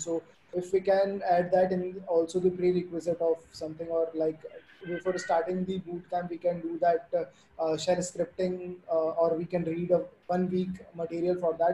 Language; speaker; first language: English; non-native, local second language; Hindi